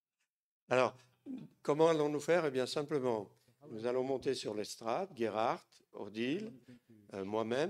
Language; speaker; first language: French; native; French